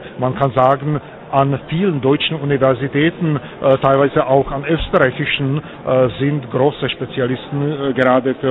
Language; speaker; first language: German; non-native, fluent; Czech